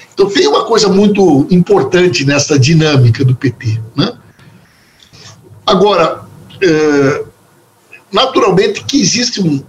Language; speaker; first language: Portuguese; native; Portuguese